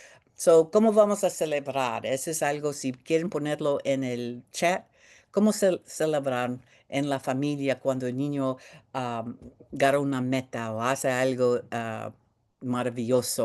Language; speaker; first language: Spanish; early bilingual, heritage; Spanish